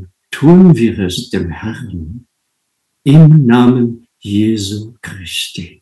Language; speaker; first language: German; non-native, fluent; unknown